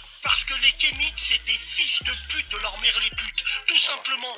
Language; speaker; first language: French; early bilingual, other home language; Arabic